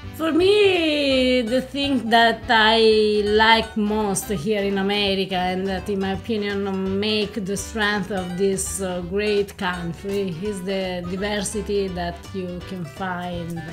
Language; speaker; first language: English; non-native, fluent; Italian